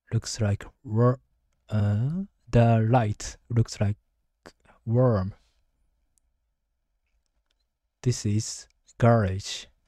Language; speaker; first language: English; non-native, learner; Japanese